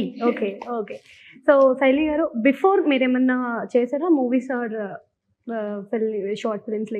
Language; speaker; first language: Telugu; native; Telugu